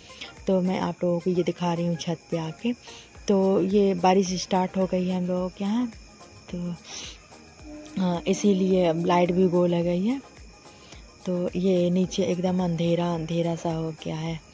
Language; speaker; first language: Hindi; native; Hindi